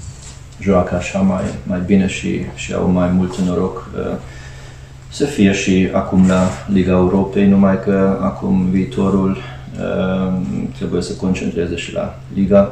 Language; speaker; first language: Romanian; non-native, fluent; Hungarian